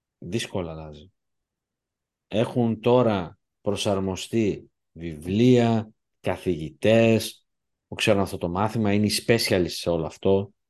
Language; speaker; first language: Greek; early bilingual, heritage; Greek